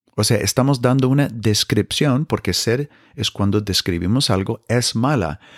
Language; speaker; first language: Spanish; non-native, fluent; English